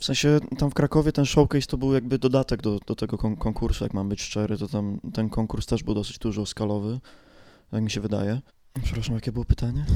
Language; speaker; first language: Polish; native; Polish